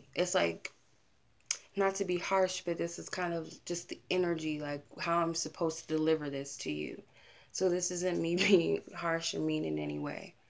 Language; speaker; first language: English; native; English